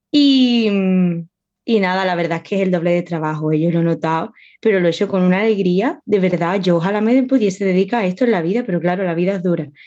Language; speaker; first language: Spanish; native; Spanish